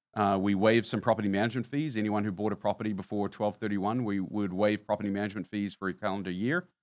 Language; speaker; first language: English; native; English